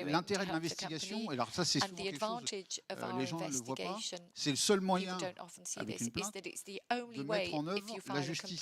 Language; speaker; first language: French; native; French